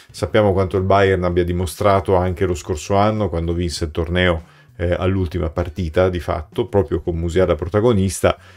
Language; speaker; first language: Italian; native; Italian